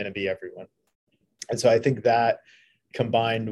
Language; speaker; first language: English; native; English